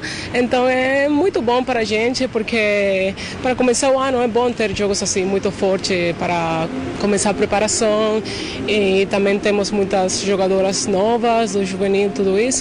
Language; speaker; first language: Portuguese; non-native, fluent; Spanish